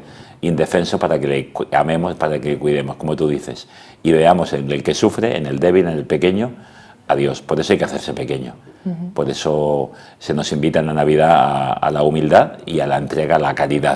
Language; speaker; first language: Spanish; native; Spanish